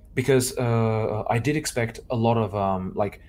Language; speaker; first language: English; native; English